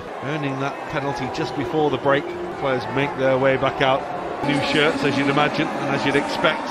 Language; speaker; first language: English; native; English